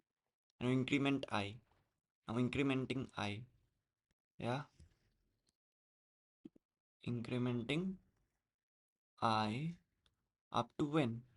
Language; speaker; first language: English; non-native, local second language; Hindi